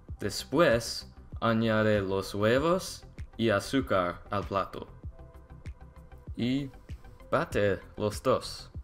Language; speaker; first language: Spanish; non-native, learner; English